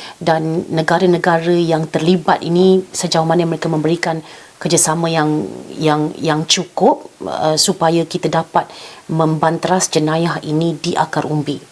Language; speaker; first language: Malay; native; Malay